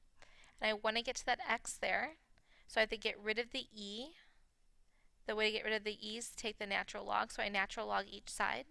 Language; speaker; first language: English; native; English